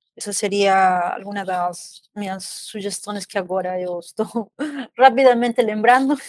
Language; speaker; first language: Portuguese; non-native, fluent; Spanish